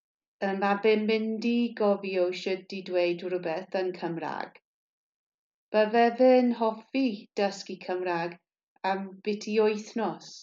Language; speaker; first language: Welsh; non-native, learner; English